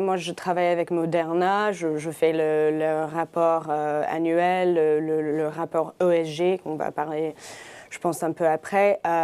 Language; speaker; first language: French; non-native, fluent; English